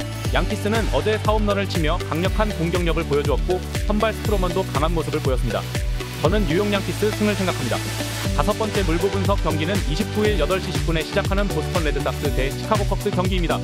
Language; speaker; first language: Korean; native; Korean